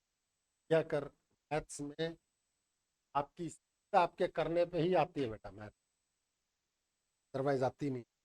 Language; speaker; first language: Hindi; native; Hindi